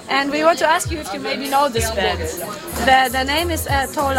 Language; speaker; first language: English; non-native, learner; German